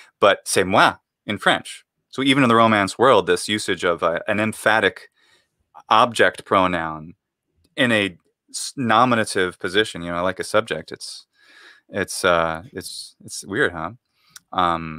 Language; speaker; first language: English; native; English